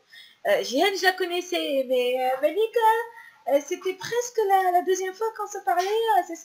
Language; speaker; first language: French; non-native, local second language; Arabic